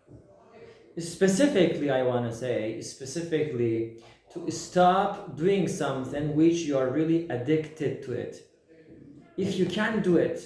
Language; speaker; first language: English; non-native, fluent; Persian